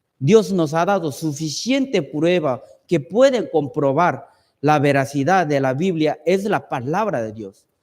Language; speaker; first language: Spanish; non-native, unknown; Chinese